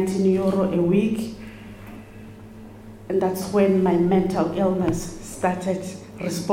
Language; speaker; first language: English; non-native, local second language; Xhosa